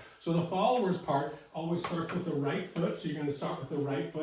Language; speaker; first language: English; native; English